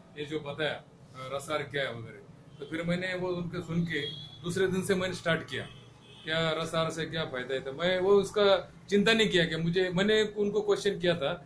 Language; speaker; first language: Hindi; non-native, local second language; Marathi